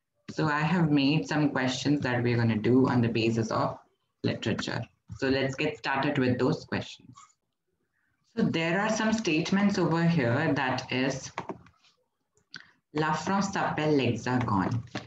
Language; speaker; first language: English; non-native, local second language; Hindi